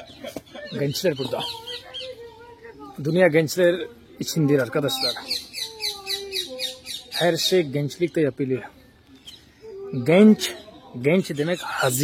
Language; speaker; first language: Turkish; non-native, fluent; Hindi